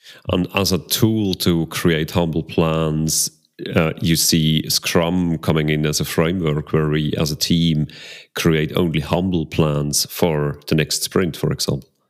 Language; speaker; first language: English; non-native, fluent; Swiss German